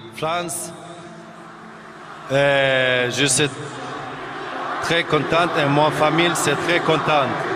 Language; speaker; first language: French; non-native, learner; Swedish